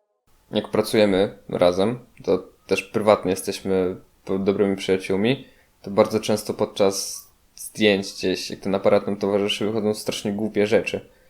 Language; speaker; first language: Polish; native; Polish